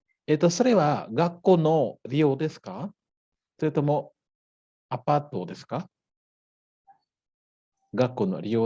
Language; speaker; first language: Japanese; non-native, fluent; Indonesian